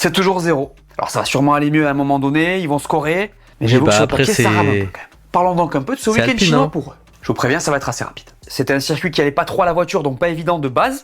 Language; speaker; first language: French; native; French